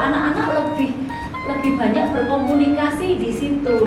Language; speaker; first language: Indonesian; native; Indonesian